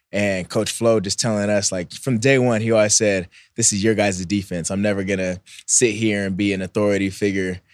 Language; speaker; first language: English; native; English